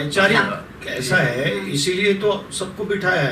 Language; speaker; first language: Hindi; native; Hindi